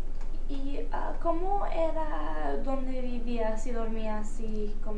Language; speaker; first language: Spanish; early bilingual, heritage; Spanish